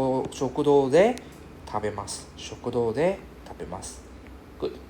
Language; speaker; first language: Japanese; non-native, fluent; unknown